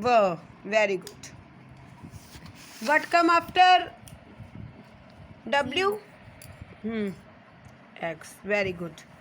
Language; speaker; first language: English; non-native, local second language; Hindi